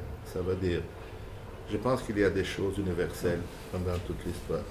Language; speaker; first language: French; non-native, fluent; Portuguese